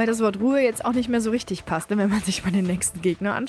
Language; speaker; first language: German; native; German